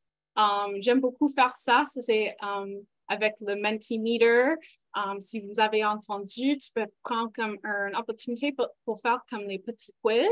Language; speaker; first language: French; non-native, local second language; English